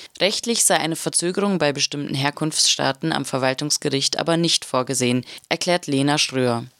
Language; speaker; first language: German; native; German